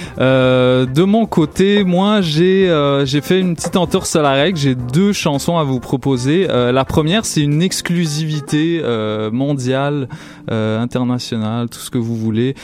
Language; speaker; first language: French; native; French